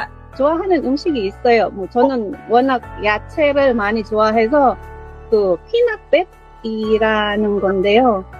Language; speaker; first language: Korean; non-native, fluent; Filipino